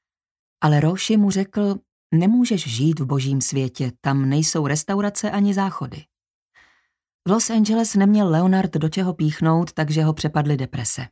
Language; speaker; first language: Czech; native; Czech